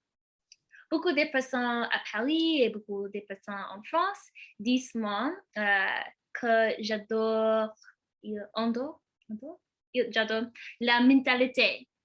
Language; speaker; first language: French; non-native, learner; English